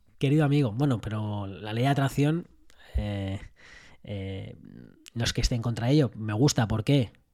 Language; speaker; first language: Spanish; native; Spanish